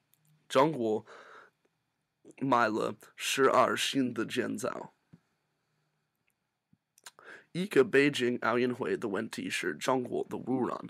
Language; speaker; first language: Chinese; non-native, learner; English